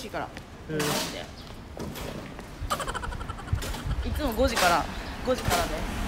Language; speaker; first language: Japanese; native; Japanese